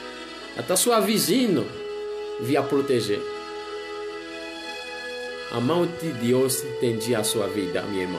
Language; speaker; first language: Portuguese; non-native, learner; Haitian Creole